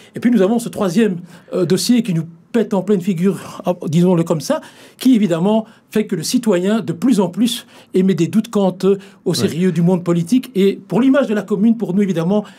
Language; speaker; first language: French; native; French